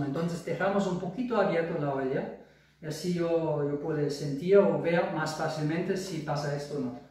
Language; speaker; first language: Spanish; non-native, fluent; German